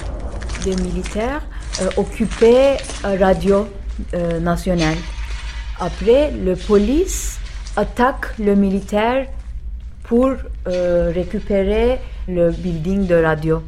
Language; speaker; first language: French; non-native, learner; Turkish